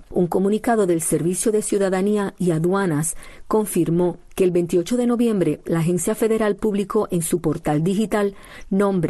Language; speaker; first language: Spanish; native; Spanish